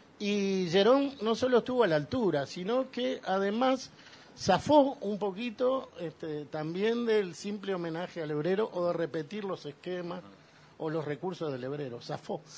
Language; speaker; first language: Spanish; native; Spanish